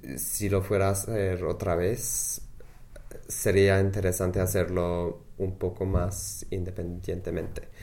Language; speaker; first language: Spanish; non-native, fluent; English